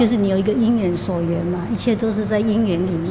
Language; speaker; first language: Chinese; native; Chinese